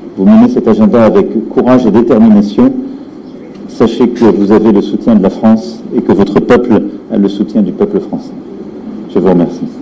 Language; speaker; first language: French; native; French